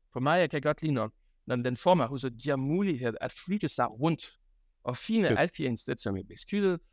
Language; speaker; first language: Danish; non-native, fluent; French